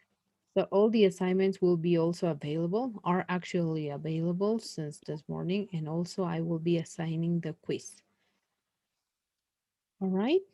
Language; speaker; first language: English; non-native, fluent; Spanish